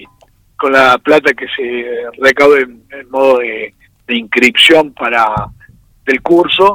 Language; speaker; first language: Spanish; native; Spanish